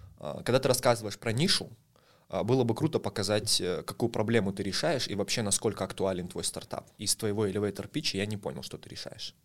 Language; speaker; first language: Russian; native; Russian